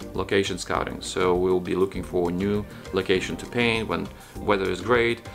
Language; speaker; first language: English; non-native, fluent; Ukrainian